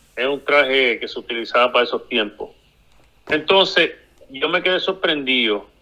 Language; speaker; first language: Spanish; early bilingual, heritage; Spanish